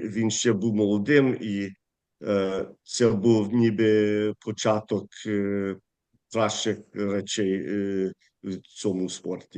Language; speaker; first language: Ukrainian; early bilingual, heritage; Ukrainian